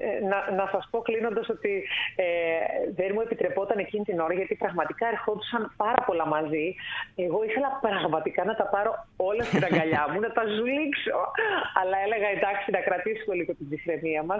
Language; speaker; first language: Greek; native; Greek